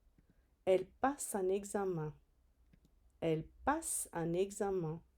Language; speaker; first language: French; non-native, fluent; English